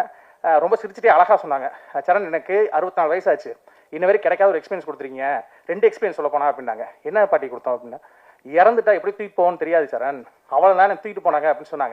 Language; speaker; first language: Tamil; native; Tamil